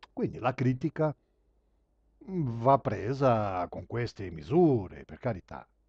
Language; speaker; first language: Italian; early bilingual, heritage; Italian